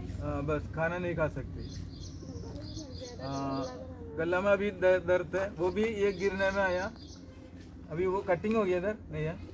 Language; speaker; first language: Hindi; non-native, local second language; Malayalam